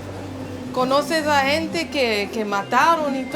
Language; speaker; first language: Spanish; non-native, fluent; English